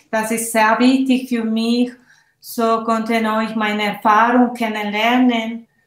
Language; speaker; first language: German; non-native, learner; Spanish